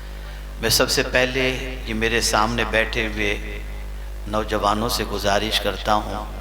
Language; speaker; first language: Urdu; native; Urdu